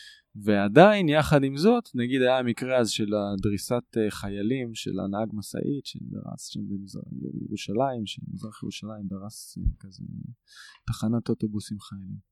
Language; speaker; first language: Hebrew; native; Hebrew